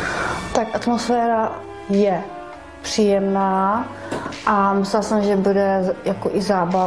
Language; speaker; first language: Czech; non-native, learner; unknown